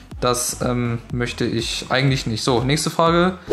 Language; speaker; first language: German; native; German